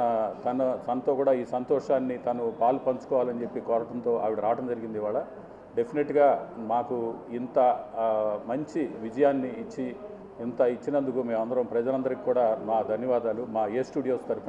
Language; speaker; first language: Telugu; native; Telugu